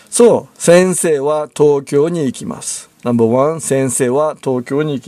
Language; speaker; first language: Japanese; non-native, learner; English